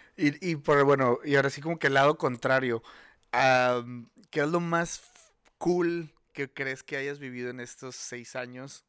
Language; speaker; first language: Spanish; native; Spanish